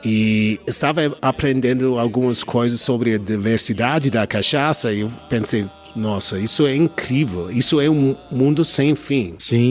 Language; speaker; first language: Portuguese; non-native, learner; English